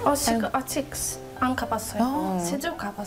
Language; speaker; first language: Korean; non-native, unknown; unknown